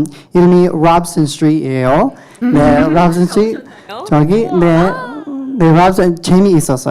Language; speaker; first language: Korean; non-native, learner; English